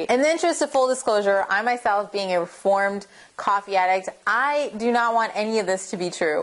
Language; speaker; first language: English; native; English